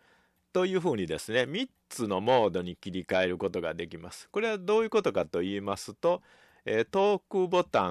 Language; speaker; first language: Japanese; native; Japanese